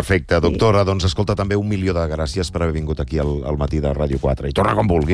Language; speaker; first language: Catalan; native; Catalan